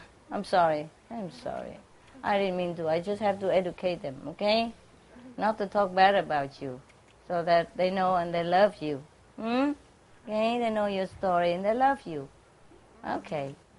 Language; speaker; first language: English; non-native, fluent; Vietnamese